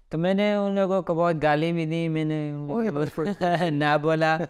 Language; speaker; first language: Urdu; early bilingual, other home language; Pashto